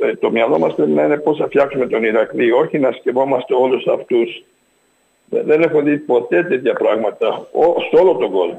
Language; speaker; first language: Greek; early bilingual, heritage; Greek